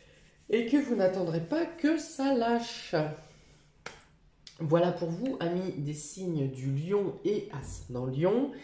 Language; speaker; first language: French; native; French